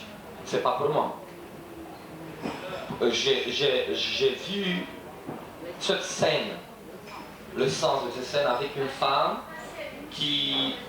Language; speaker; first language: French; non-native, fluent; Romanian